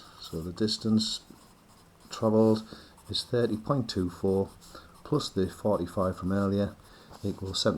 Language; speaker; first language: English; native; English